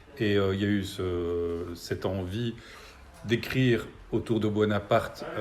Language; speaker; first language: French; native; French